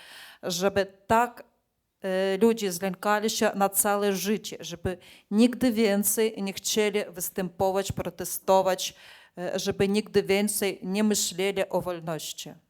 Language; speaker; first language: Polish; non-native, fluent; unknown